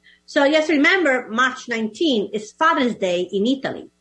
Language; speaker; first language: English; non-native, fluent; Italian